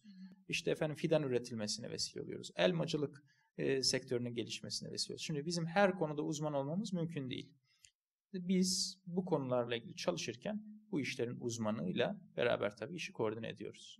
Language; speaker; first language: Turkish; native; Turkish